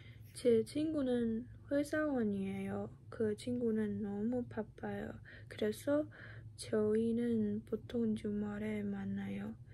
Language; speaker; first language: Korean; non-native, learner; Chinese